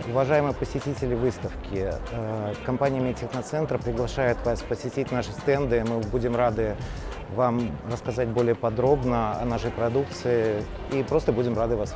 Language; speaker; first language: Russian; native; Russian